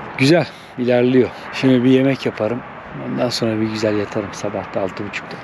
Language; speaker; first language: Turkish; native; Turkish